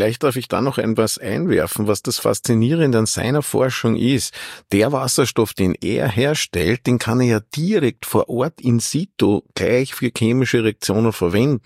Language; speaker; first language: German; native; German